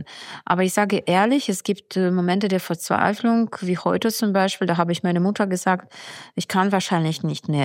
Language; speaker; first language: German; non-native, fluent; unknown